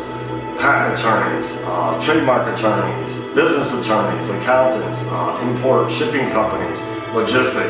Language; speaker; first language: English; native; English